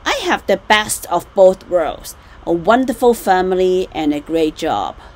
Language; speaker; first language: English; non-native, local second language; Cantonese